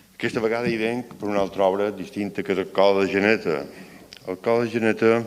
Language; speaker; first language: Catalan; native; Catalan